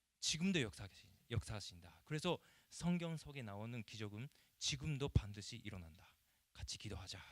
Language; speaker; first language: Korean; non-native, fluent; Japanese